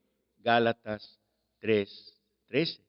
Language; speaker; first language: Spanish; native; Spanish